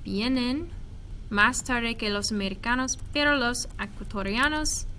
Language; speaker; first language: Spanish; non-native, fluent; English